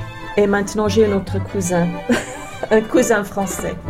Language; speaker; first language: French; non-native, learner; English